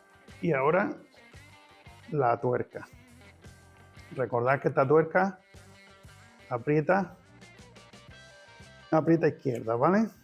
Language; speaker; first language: Spanish; native; Spanish